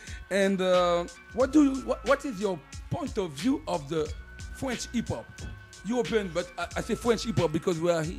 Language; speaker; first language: English; non-native, learner; French